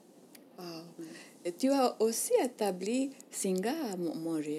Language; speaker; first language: French; non-native, learner; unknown